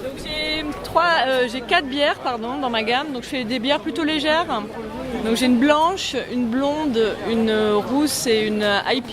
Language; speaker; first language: French; native; French